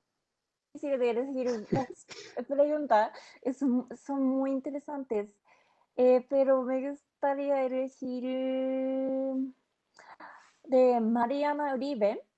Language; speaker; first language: Spanish; non-native, fluent; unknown